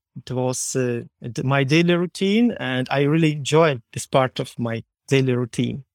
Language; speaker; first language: English; non-native, learner; Ukrainian